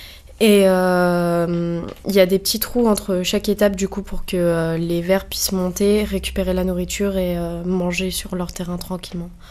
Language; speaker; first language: French; native; French